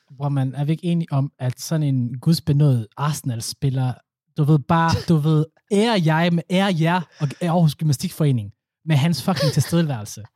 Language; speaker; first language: Danish; early bilingual, other home language; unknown